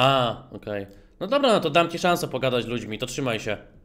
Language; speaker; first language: Polish; native; Polish